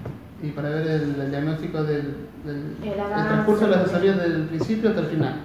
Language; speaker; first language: Spanish; native; Spanish